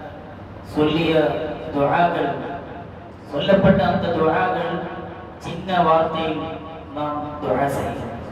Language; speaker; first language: Tamil; non-native, learner; Malayalam